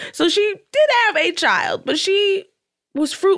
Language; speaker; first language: English; native; English